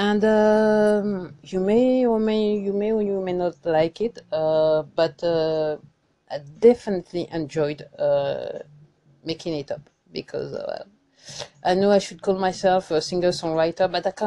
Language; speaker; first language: English; non-native, fluent; French